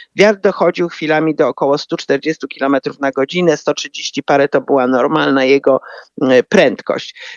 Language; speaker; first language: Polish; native; Polish